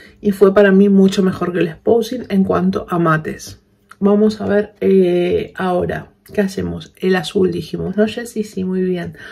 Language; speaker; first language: Spanish; native; Spanish